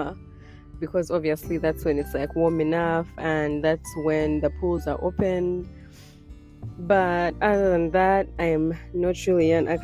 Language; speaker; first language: English; non-native, local second language; Ganda